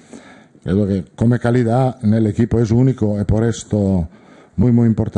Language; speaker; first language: Spanish; non-native, fluent; Italian